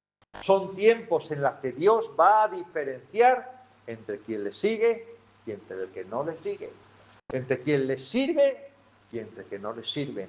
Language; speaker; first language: Spanish; native; Spanish